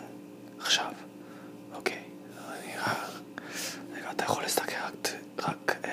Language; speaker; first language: Hebrew; non-native, fluent; English